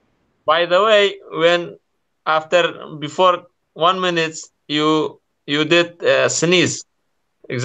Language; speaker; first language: English; non-native, learner; Kurdish